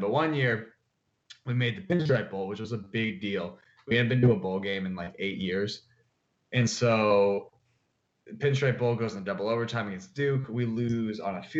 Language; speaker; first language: English; native; English